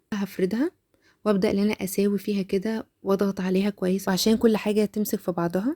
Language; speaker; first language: Arabic; native; Arabic